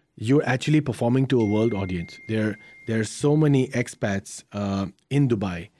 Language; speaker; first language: English; early bilingual, heritage; Arabic